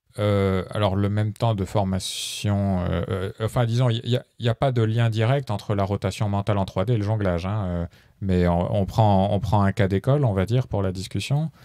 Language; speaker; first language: French; native; French